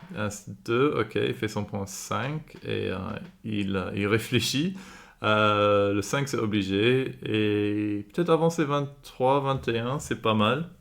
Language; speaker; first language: French; non-native, fluent; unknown